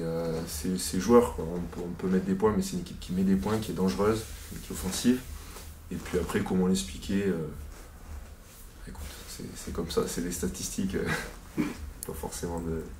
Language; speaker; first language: French; native; French